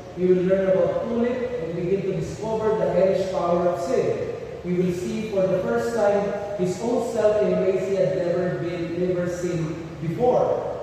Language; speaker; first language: English; non-native, local second language; Filipino